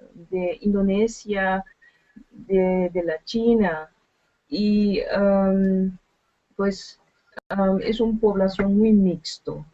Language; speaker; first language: Spanish; non-native, learner; Dutch